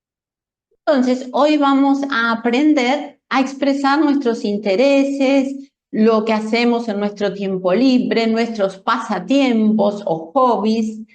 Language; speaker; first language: Spanish; non-native, fluent; Portuguese